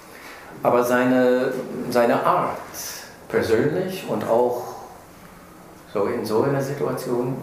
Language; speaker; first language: German; non-native, fluent; English